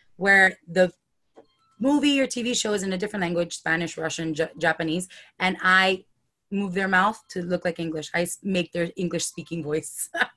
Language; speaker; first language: English; early bilingual, other home language; Spanish